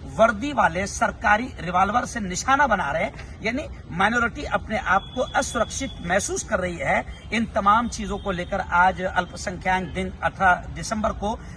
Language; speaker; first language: Urdu; native; Urdu